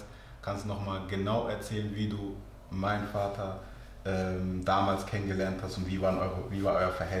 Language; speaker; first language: German; native; German